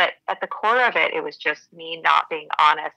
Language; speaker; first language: English; native; English